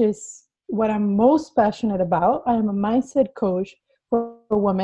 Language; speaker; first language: English; non-native, fluent; Spanish